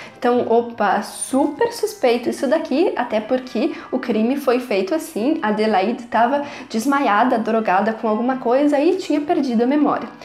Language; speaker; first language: Portuguese; native; Portuguese